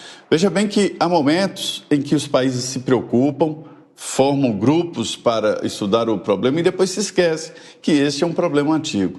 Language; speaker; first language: Portuguese; native; Portuguese